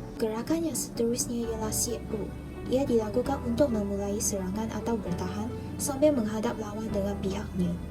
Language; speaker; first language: Malay; non-native, local second language; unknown